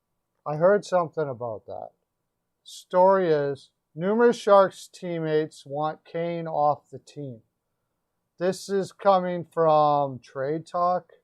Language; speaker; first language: English; native; English